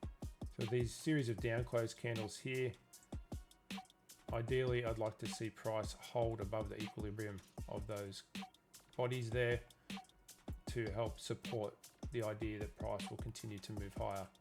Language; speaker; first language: English; native; English